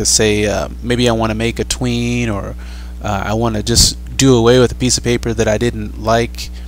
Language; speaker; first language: English; native; English